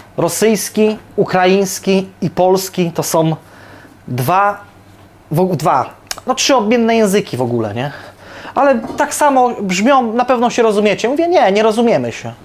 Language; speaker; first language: Polish; native; Polish